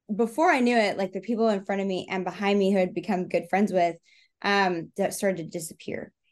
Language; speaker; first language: English; native; English